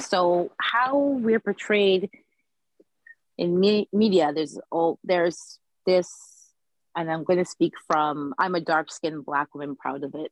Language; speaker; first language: English; native; English